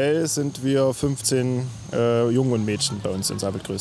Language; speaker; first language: German; native; German